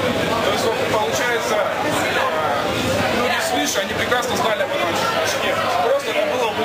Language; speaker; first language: Russian; native; Russian